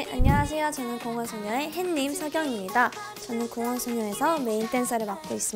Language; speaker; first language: Korean; native; Korean